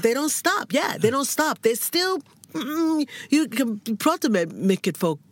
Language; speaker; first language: English; native; English